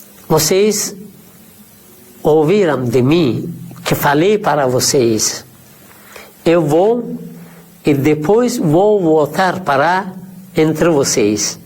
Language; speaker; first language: Portuguese; non-native, fluent; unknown